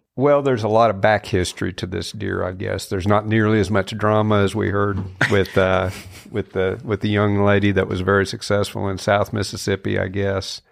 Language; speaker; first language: English; native; English